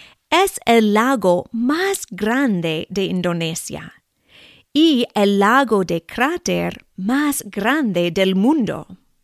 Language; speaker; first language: Spanish; non-native, fluent; English